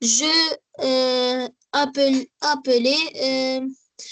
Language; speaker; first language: French; non-native, learner; Arabic